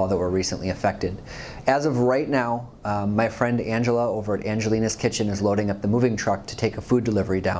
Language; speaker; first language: English; native; English